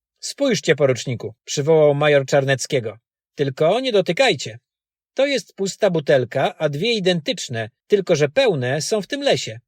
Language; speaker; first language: Polish; native; Polish